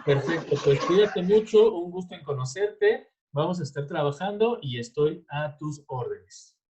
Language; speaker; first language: Spanish; native; Spanish